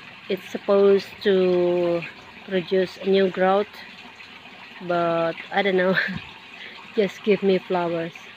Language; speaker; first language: English; non-native, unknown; Indonesian